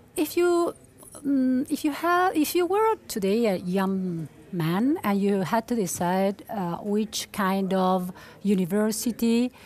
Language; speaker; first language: English; non-native, fluent; Spanish